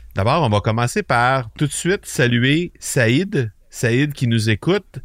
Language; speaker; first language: French; native; French